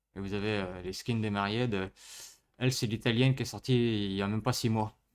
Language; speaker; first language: French; native; French